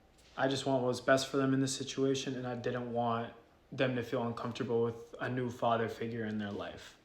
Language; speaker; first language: English; native; English